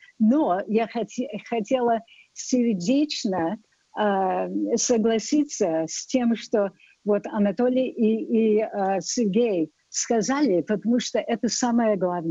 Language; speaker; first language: Russian; non-native, fluent; English